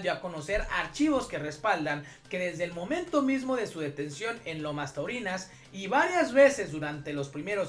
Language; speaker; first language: Spanish; native; Spanish